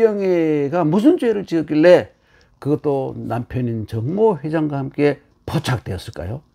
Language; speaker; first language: Korean; native; Korean